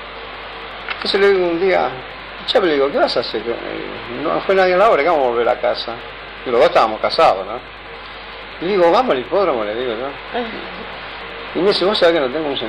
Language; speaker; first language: Spanish; native; Spanish